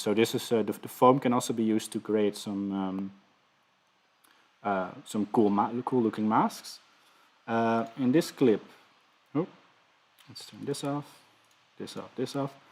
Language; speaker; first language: English; non-native, fluent; Dutch